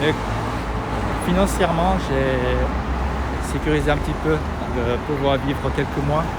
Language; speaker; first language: French; non-native, learner; Japanese